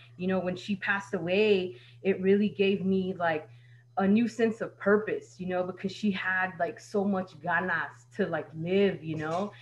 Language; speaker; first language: English; native; English